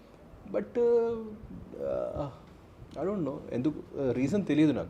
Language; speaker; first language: Telugu; non-native, fluent; Hindi